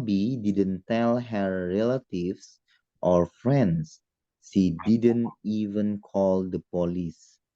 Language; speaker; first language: English; non-native, learner; Indonesian